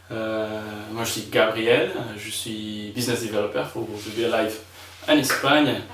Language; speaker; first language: French; non-native, fluent; Spanish